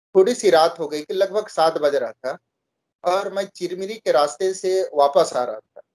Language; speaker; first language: Hindi; native; Hindi